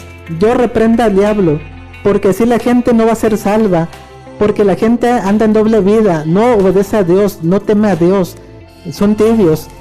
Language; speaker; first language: Spanish; native; Spanish